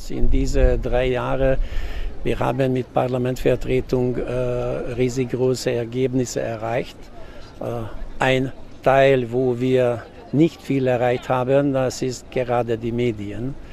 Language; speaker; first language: German; non-native, local second language; Hungarian